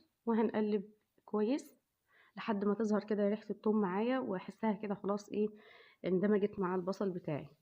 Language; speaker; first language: Arabic; native; Arabic